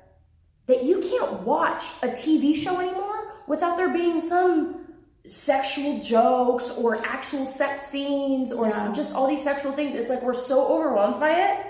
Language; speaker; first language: English; native; English